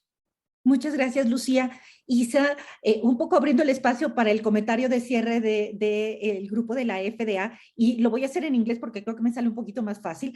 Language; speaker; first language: Spanish; native; Spanish